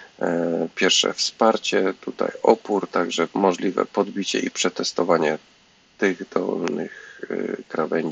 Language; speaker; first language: Polish; native; Polish